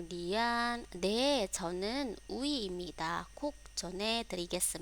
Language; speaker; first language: Korean; non-native, fluent; Indonesian